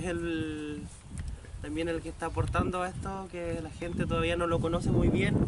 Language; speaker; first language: Spanish; native; Spanish